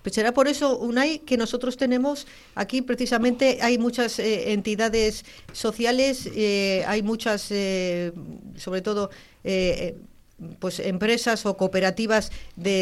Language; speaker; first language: Spanish; native; Spanish